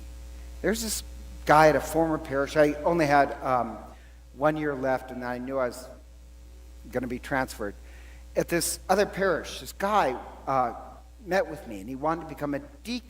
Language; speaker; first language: English; native; English